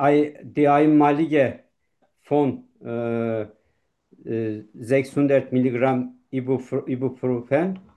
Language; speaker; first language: German; non-native, learner; Turkish